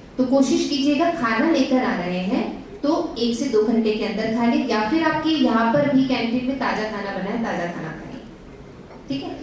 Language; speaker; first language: Hindi; native; Hindi